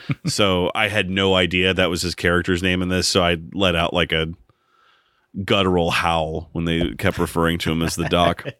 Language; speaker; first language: English; native; English